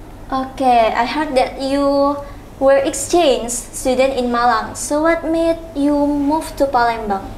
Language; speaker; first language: English; non-native, local second language; Indonesian